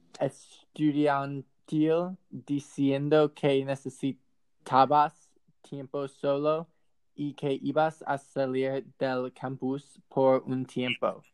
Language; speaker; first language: Spanish; non-native, learner; English